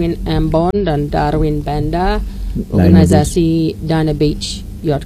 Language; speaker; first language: Indonesian; non-native, learner; English